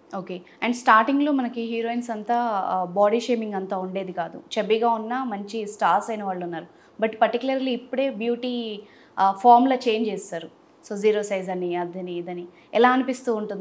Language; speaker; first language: Telugu; native; Telugu